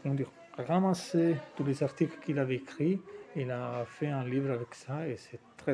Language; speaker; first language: French; non-native, fluent; Italian